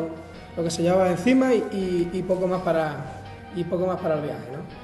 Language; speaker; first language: Spanish; native; Spanish